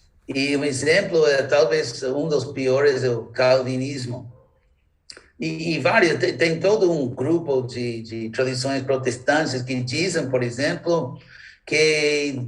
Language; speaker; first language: Portuguese; non-native, fluent; English